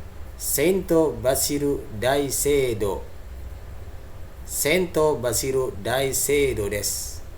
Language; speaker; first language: Japanese; non-native, fluent; Indonesian